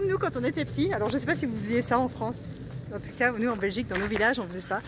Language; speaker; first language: French; native; French